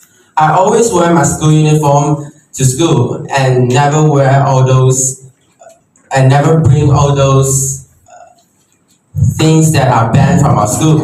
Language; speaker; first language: English; non-native, local second language; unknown